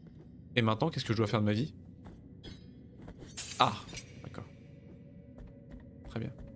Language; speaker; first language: French; native; French